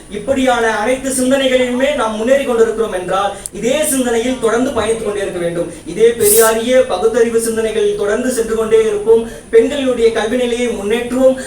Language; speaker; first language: Tamil; native; Tamil